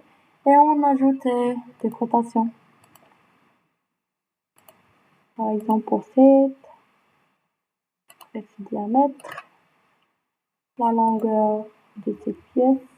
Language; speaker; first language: French; non-native, local second language; Arabic